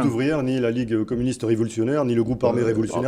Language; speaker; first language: French; native; French